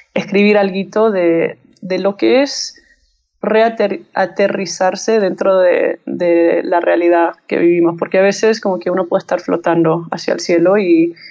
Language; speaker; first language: Spanish; early bilingual, heritage; English